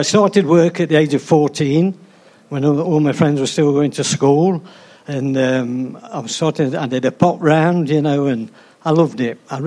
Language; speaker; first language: English; native; English